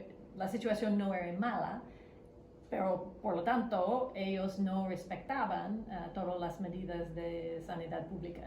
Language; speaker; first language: Spanish; non-native, fluent; English